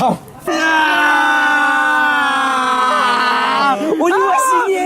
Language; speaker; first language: Chinese; non-native, learner; Russian